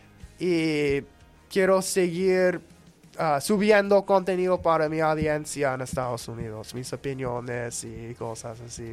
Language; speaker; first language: Spanish; non-native, learner; English